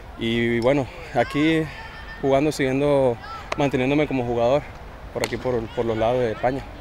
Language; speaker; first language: Spanish; native; Spanish